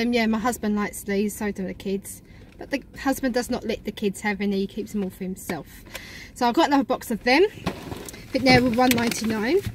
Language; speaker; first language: English; native; English